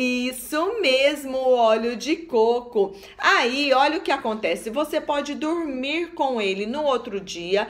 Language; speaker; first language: Portuguese; native; Portuguese